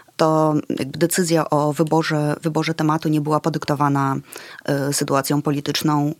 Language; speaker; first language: Polish; early bilingual, other home language; Ukrainian